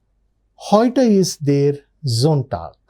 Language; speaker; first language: German; non-native, learner; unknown